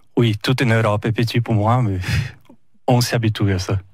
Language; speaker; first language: French; non-native, fluent; Portuguese